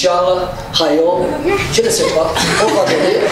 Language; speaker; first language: French; non-native, fluent; Portuguese